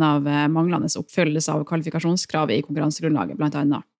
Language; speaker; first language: Norwegian; native; Norwegian